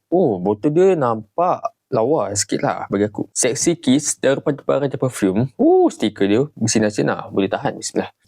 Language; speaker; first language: Malay; native; Malay